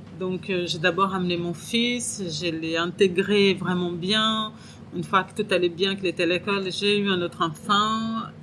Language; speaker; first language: French; non-native, fluent; Portuguese